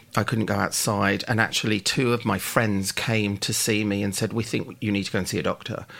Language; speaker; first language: English; native; English